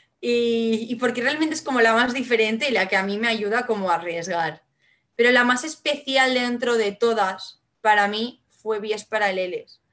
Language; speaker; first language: Spanish; non-native, local second language; Catalan